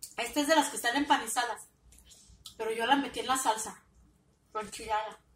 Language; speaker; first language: Spanish; native; Spanish